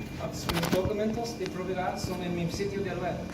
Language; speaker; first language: Spanish; non-native, learner; English